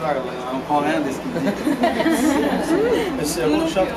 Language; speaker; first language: French; non-native, fluent; Arabic